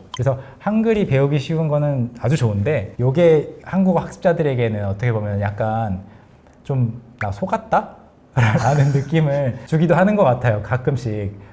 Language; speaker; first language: Korean; native; Korean